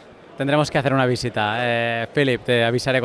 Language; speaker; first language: Spanish; native; Spanish